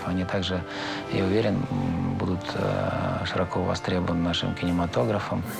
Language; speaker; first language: Russian; native; Russian